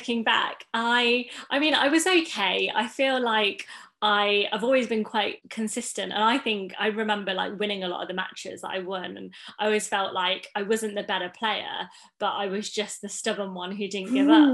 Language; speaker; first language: English; native; English